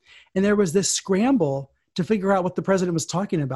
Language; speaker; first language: English; native; English